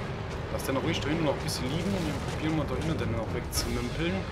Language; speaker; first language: German; native; German